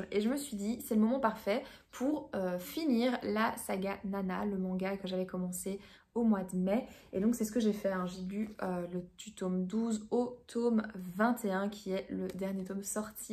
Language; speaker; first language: French; native; French